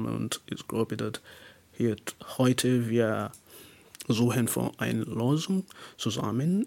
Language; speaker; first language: German; non-native, learner; English